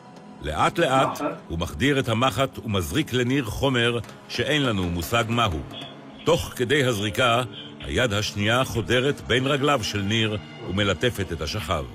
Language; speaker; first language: Hebrew; native; Hebrew